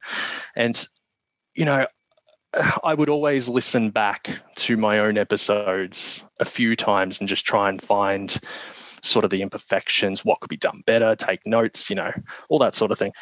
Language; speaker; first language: English; native; English